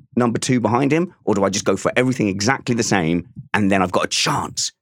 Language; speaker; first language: English; native; English